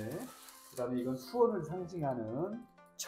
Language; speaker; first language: Korean; native; Korean